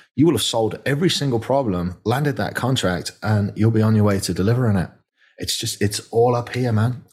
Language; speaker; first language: English; native; English